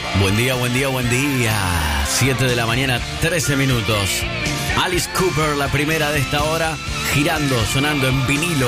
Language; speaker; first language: Spanish; native; Spanish